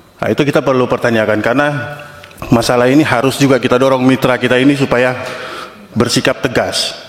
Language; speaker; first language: Indonesian; native; Indonesian